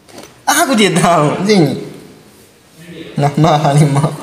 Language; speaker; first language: Indonesian; non-native, learner; Chinese